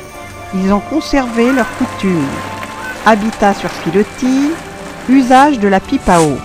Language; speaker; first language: French; native; French